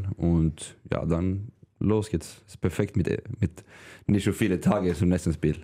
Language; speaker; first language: German; non-native, learner; Swedish